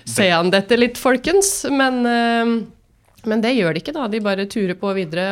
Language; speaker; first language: Norwegian; native; Norwegian